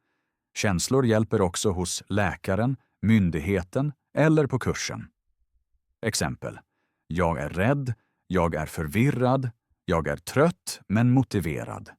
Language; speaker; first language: Swedish; non-native, fluent; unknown